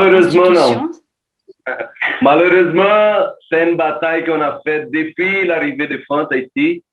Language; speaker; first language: French; non-native, learner; Portuguese